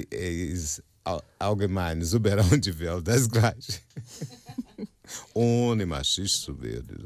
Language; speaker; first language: German; non-native, learner; Portuguese